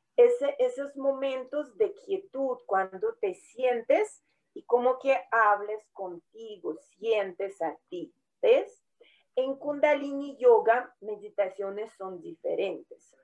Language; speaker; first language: Spanish; non-native, fluent; Russian